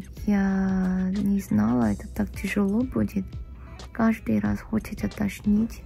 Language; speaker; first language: Russian; non-native, fluent; Korean